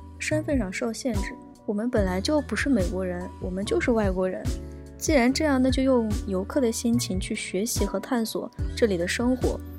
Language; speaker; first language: Chinese; native; Chinese